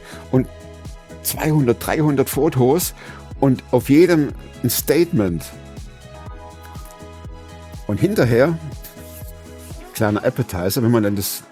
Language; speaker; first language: German; native; German